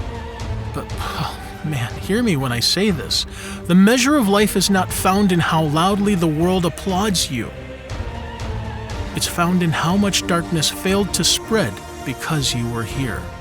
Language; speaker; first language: English; native; English